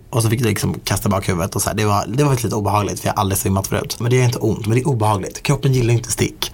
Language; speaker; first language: Swedish; early bilingual, other home language; Persian